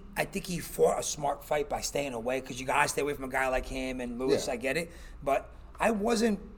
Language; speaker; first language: English; native; English